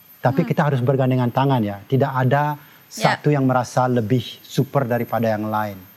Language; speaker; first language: Indonesian; non-native, local second language; Balinese